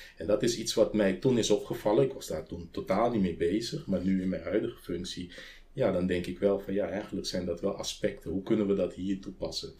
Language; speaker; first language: Dutch; non-native, local second language; Papiamento